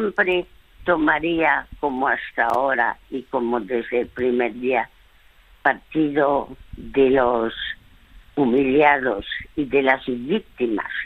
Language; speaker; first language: Spanish; early bilingual, other home language; French